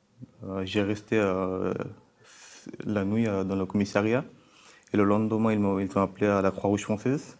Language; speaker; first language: French; non-native, fluent; Bangla